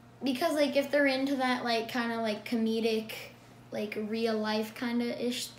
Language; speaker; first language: English; native; English